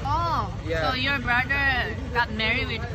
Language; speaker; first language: English; non-native, learner; Korean